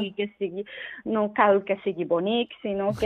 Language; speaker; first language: Catalan; non-native, learner; Japanese